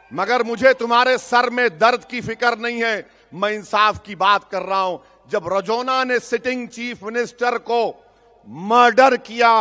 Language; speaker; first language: Hindi; non-native, local second language; Urdu